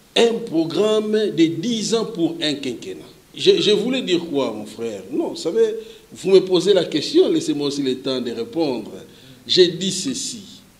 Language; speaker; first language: French; non-native, local second language; Lingala